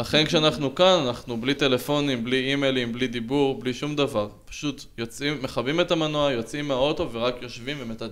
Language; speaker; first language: Hebrew; native; Hebrew